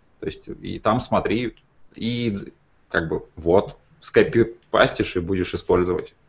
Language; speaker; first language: Russian; native; Russian